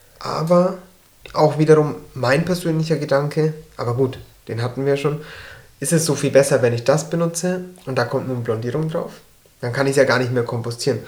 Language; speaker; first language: German; early bilingual, other home language; Turkish